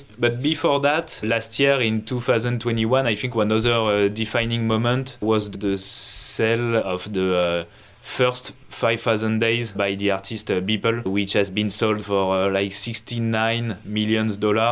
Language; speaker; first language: English; non-native, fluent; French